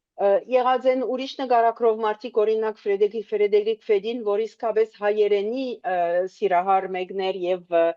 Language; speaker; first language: Armenian; early bilingual, heritage; Armenian